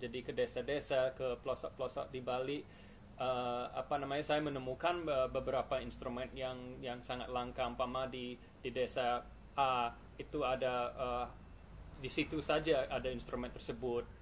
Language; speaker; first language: Indonesian; non-native, fluent; English